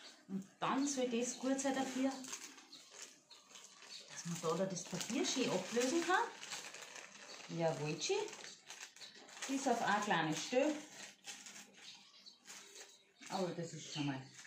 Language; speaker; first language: German; native; German